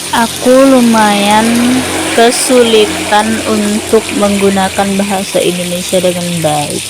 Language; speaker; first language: Indonesian; non-native, local second language; Malay